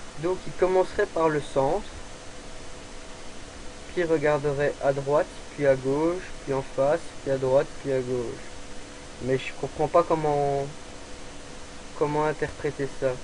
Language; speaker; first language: French; native; French